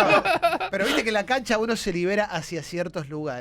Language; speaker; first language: Spanish; native; Spanish